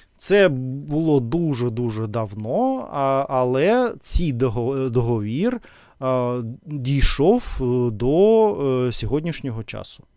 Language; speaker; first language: Ukrainian; non-native, learner; Russian